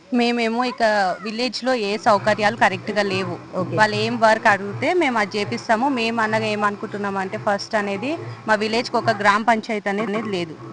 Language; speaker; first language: Telugu; non-native, local second language; Lambadi